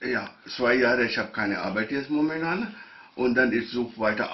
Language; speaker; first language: German; non-native, learner; Urdu